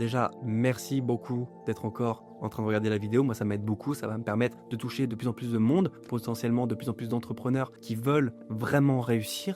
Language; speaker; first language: French; native; French